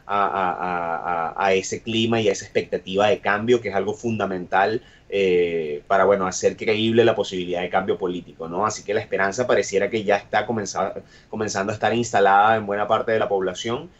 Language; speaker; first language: Spanish; native; Spanish